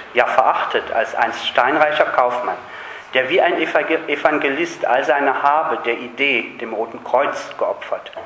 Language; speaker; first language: German; native; German